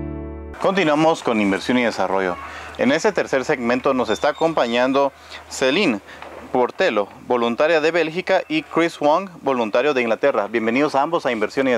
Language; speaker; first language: Spanish; native; Spanish